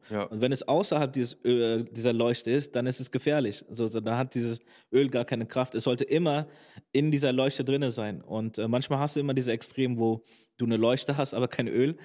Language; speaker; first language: German; native; German